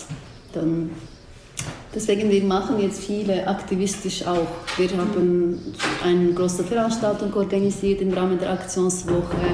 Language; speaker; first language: German; non-native, learner; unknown